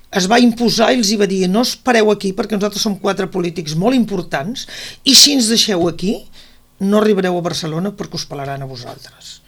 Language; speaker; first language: Catalan; native; Catalan